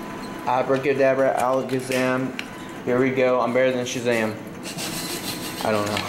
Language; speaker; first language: English; native; English